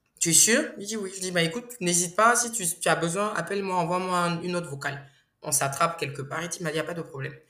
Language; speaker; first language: French; non-native, local second language; Bambara